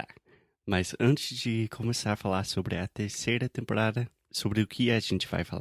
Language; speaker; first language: Portuguese; non-native, fluent; English